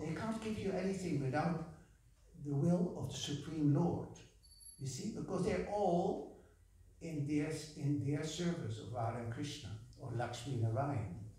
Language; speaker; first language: English; non-native, fluent; Dutch